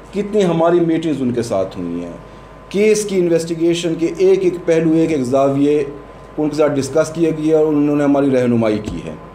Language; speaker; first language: Urdu; non-native, local second language; Pashto